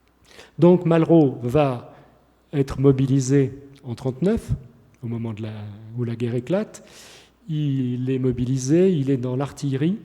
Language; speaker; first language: French; native; French